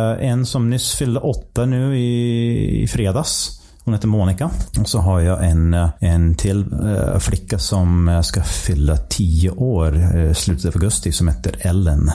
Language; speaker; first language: Swedish; non-native, fluent; English